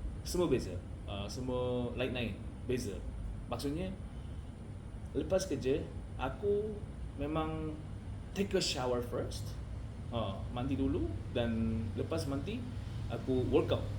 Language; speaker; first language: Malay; non-native, learner; Korean